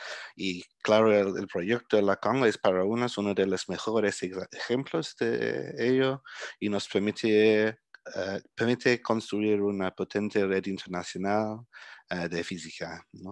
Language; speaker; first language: Spanish; early bilingual, heritage; Spanish